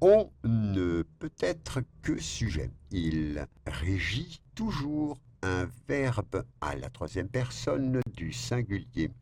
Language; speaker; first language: French; non-native, fluent; Spanish